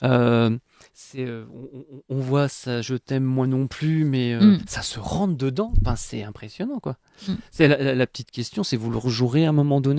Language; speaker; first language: French; native; French